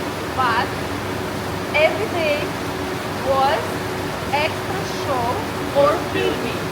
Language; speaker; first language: English; non-native, learner; Russian